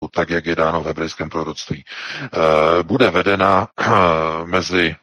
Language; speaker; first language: Czech; native; Czech